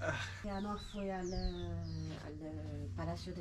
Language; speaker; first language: Spanish; non-native, fluent; Arabic